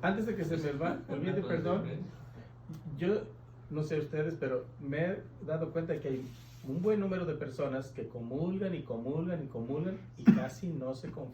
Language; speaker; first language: Spanish; native; Spanish